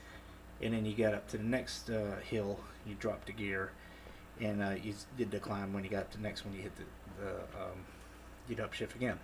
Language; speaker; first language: English; native; English